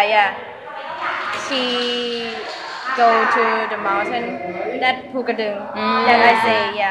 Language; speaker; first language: English; non-native, learner; Thai